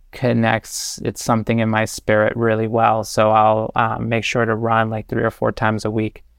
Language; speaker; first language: English; native; English